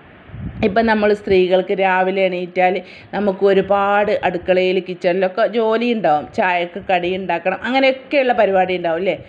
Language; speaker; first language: Malayalam; native; Malayalam